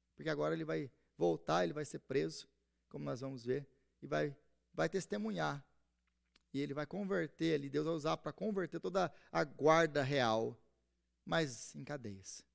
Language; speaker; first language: Portuguese; native; Portuguese